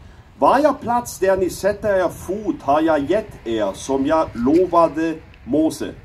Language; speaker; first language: Swedish; non-native, learner; German